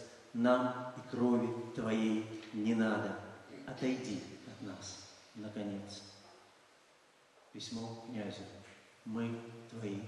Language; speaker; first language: Russian; native; Russian